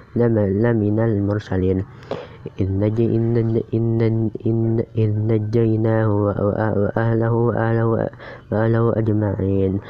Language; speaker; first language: Arabic; non-native, learner; Indonesian